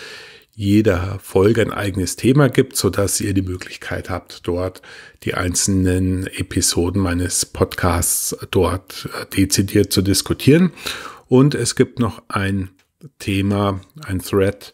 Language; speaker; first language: German; native; German